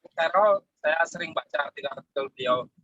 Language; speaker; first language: Indonesian; non-native, fluent; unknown